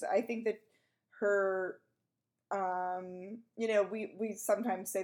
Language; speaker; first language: English; native; English